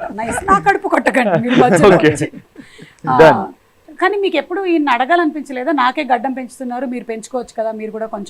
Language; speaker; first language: Telugu; native; Telugu